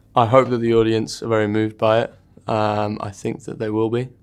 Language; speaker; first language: English; native; English